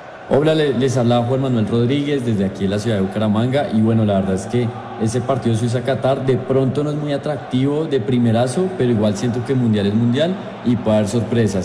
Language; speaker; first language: Spanish; native; Spanish